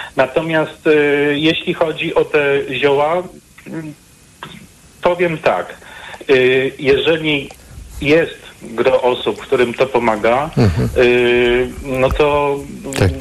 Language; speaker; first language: Polish; native; Polish